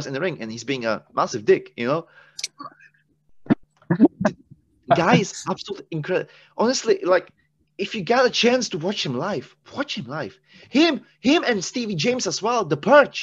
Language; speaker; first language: English; non-native, fluent; Czech